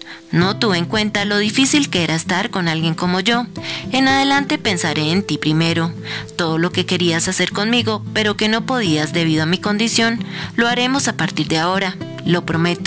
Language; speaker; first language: Spanish; native; Spanish